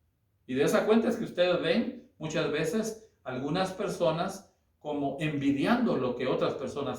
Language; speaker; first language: Spanish; native; Spanish